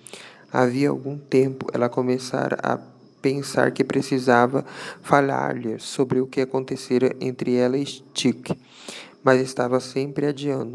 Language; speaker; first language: Portuguese; native; Portuguese